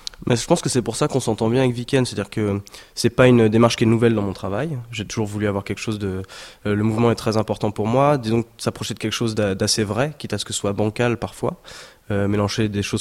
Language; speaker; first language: French; native; French